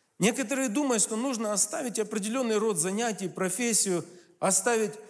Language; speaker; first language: Russian; native; Russian